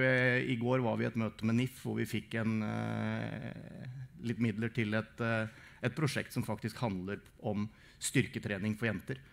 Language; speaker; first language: Norwegian; native; Norwegian